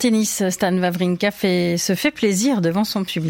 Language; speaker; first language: French; native; French